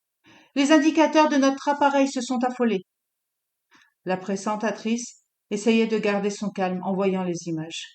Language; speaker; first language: French; native; French